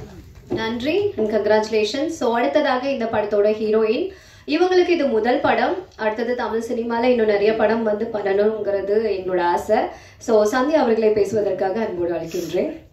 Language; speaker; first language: Tamil; native; Tamil